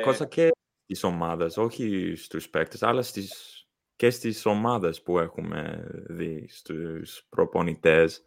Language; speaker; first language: Greek; non-native, learner; English